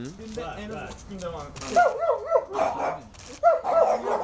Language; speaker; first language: Turkish; native; Turkish